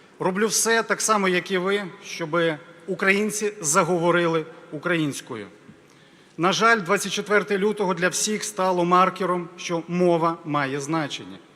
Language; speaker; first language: Ukrainian; native; Ukrainian